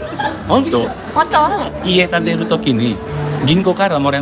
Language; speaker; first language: Japanese; non-native, learner; Indonesian